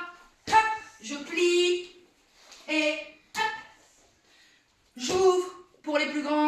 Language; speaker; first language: French; native; French